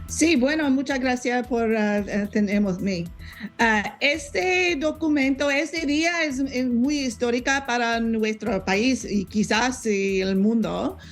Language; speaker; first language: Spanish; non-native, learner; English